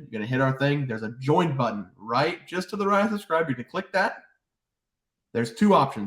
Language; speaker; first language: English; native; English